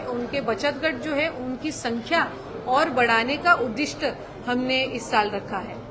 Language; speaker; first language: Hindi; non-native, local second language; Marathi